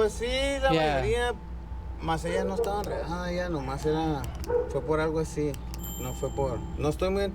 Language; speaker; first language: Spanish; native; Spanish